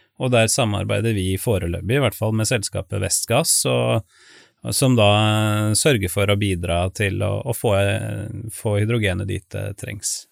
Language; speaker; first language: Norwegian; native; Norwegian